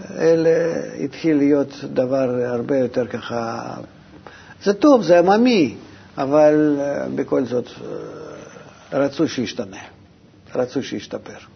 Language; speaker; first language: Hebrew; non-native, fluent; Russian